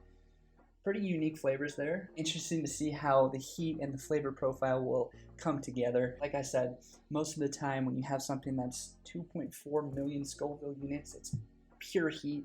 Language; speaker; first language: English; native; English